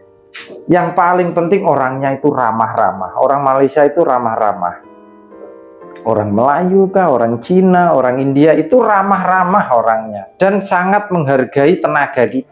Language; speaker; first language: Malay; non-native, local second language; Javanese